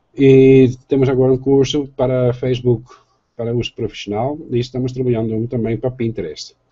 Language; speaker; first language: Portuguese; non-native, fluent; Dutch